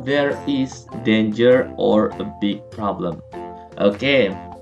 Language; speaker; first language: English; non-native, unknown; Indonesian